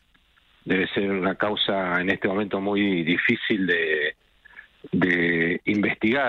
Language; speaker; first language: Spanish; native; Spanish